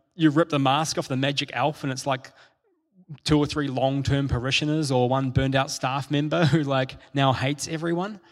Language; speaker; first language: English; native; English